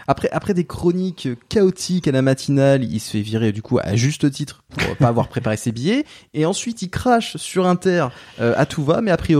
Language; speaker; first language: French; native; French